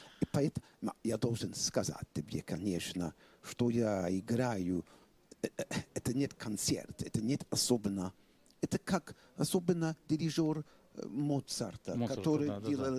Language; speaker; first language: Russian; non-native, fluent; English